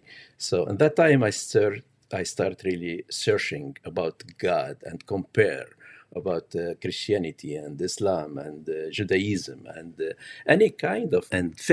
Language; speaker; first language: English; non-native, learner; Arabic